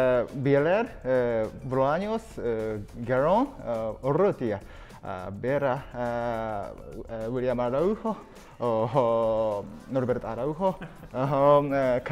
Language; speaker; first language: Spanish; non-native, fluent; Japanese